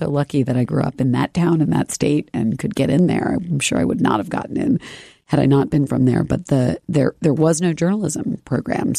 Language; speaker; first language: English; native; English